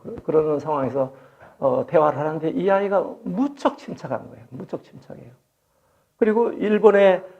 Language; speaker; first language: Korean; native; Korean